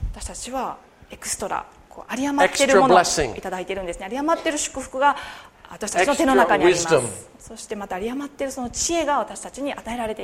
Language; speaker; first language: Japanese; native; Japanese